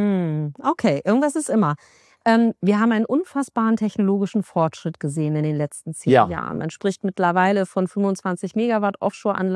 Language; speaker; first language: German; native; German